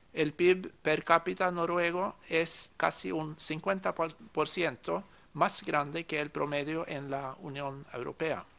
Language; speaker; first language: Spanish; non-native, fluent; Norwegian